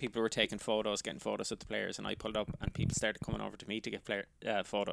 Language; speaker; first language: English; native; English